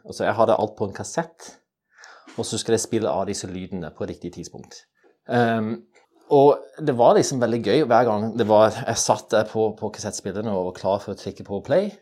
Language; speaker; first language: Norwegian; non-native, fluent; English